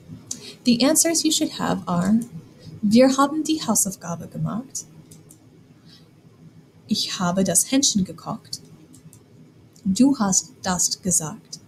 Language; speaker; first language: German; non-native, fluent; English